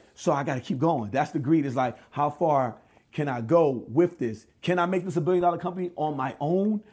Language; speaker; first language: English; native; English